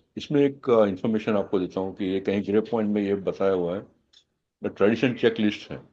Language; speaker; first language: Hindi; non-native, local second language; Gujarati